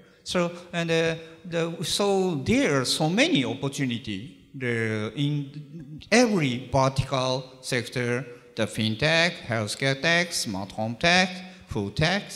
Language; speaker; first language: English; non-native, learner; Japanese